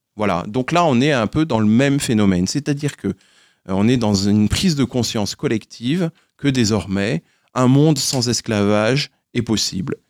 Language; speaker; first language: French; native; French